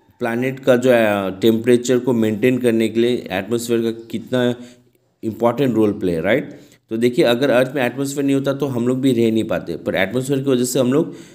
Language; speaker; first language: Hindi; non-native, local second language; Bangla